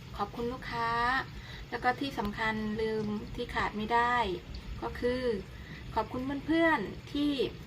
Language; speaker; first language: Thai; native; Thai